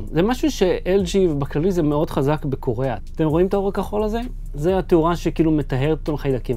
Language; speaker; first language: Hebrew; native; Hebrew